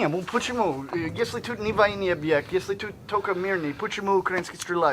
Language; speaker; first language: Russian; non-native, learner; English